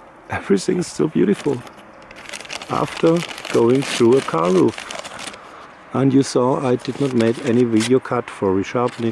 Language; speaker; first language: English; non-native, fluent; German